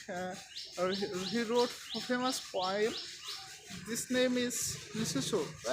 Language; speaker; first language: English; non-native, local second language; Bangla